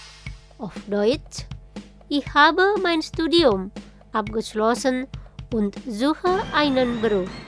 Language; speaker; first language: German; non-native, fluent; Indonesian